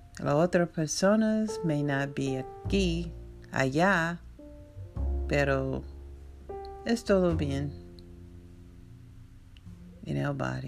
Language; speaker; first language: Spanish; non-native, learner; English